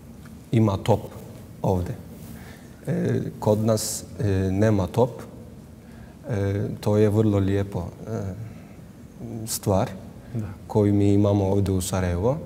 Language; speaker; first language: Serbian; non-native, learner; Turkish